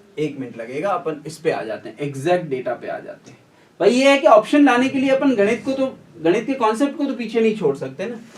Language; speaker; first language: Hindi; native; Hindi